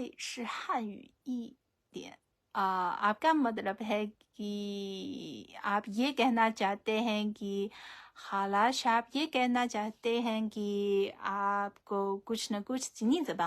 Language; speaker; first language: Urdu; non-native, fluent; Chinese